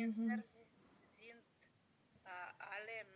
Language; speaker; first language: German; non-native, learner; Macedonian